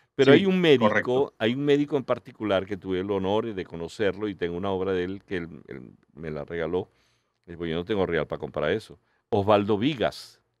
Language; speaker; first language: Spanish; native; Spanish